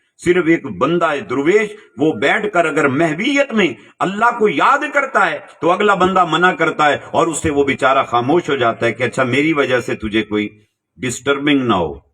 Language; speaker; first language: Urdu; non-native, local second language; Punjabi